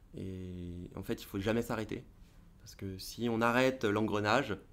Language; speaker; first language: French; native; French